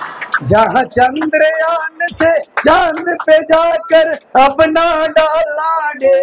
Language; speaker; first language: Hindi; native; Hindi